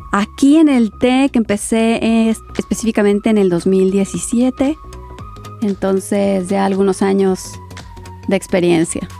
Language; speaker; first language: Spanish; native; Spanish